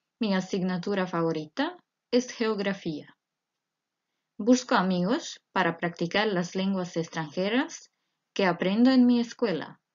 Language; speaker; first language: Spanish; non-native, fluent; Croatian